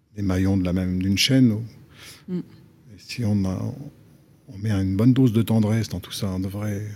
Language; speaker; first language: French; native; French